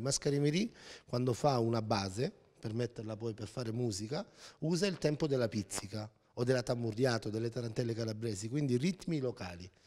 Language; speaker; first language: Italian; native; Italian